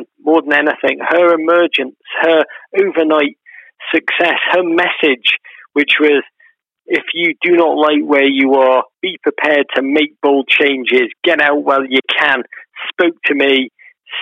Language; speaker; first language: English; native; English